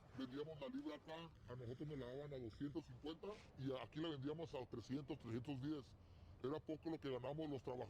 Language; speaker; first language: Spanish; native; Spanish